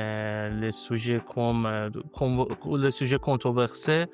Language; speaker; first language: French; non-native, learner; Persian